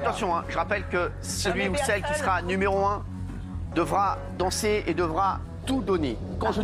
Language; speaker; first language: French; native; French